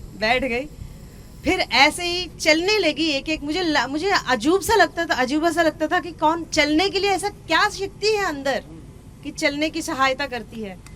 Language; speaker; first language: Hindi; non-native, local second language; Telugu